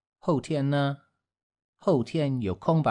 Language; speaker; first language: Chinese; non-native, learner; English